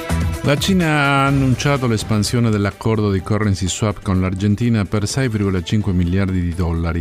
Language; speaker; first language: Italian; non-native, fluent; Spanish